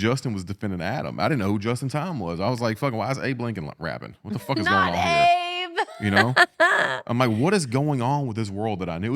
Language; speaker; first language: English; native; English